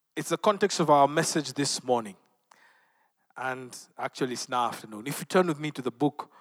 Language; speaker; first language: English; non-native, local second language; Luo (Kenya and Tanzania)